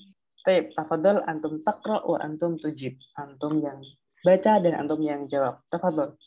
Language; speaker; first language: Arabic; non-native, fluent; Indonesian